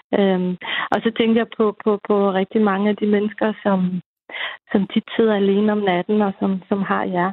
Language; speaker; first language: Danish; native; Danish